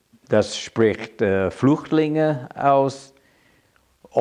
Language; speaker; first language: German; non-native, fluent; English